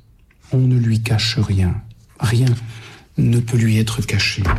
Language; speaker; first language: French; native; French